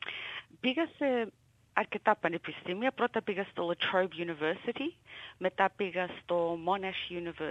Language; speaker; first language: Greek; early bilingual, heritage; Greek